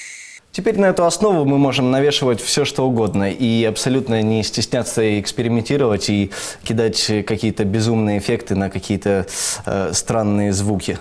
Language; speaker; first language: Russian; native; Russian